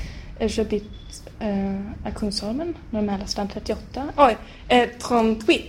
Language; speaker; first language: French; non-native, learner; Swedish